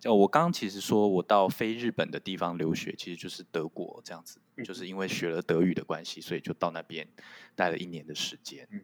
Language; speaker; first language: Chinese; non-native, local second language; Min Nan Chinese